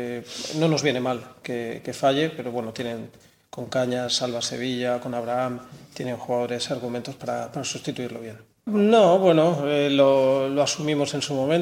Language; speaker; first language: Spanish; native; Spanish